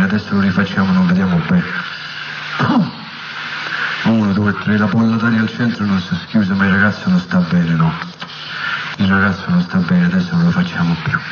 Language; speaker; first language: Italian; native; Italian